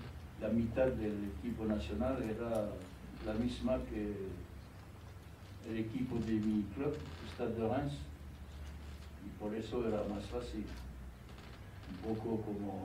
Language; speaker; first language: Spanish; non-native, fluent; French